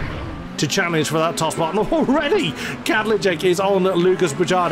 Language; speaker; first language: English; native; English